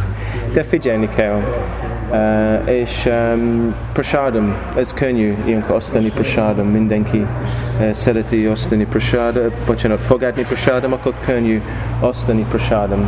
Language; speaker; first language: Hungarian; non-native, learner; English